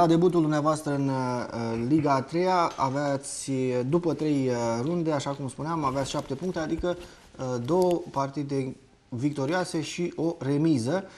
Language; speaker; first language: Romanian; native; Romanian